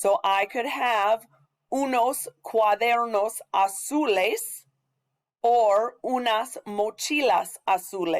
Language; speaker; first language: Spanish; non-native, fluent; English